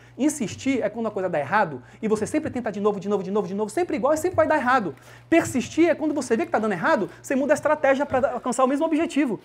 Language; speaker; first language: Portuguese; early bilingual, heritage; Portuguese